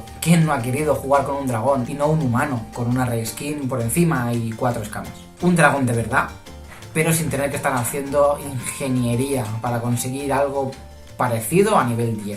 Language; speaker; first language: Spanish; native; Spanish